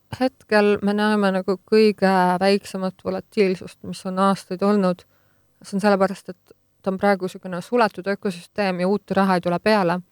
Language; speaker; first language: Estonian; native; Estonian